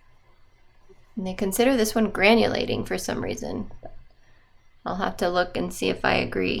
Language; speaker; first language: English; native; English